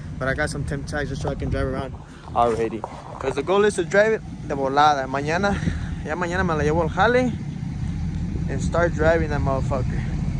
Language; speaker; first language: English; early bilingual, other home language; Spanish